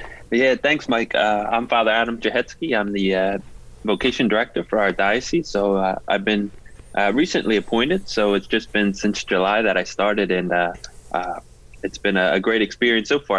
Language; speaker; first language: English; native; English